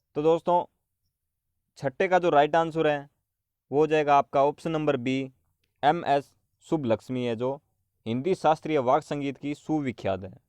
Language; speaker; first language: Hindi; native; Hindi